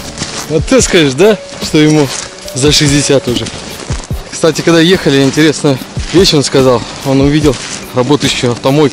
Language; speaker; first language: Russian; native; Russian